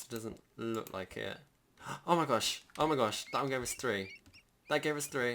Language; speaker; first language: English; native; English